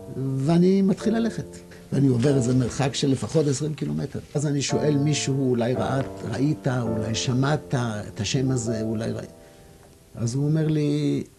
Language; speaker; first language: Hebrew; non-native, fluent; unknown